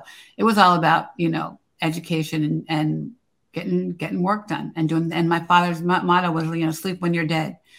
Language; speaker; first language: English; native; English